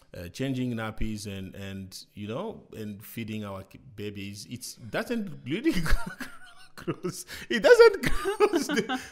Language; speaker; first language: English; non-native, fluent; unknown